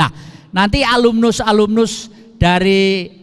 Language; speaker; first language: Indonesian; native; Indonesian